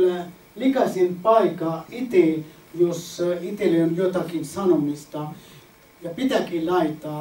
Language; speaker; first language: Finnish; non-native, fluent; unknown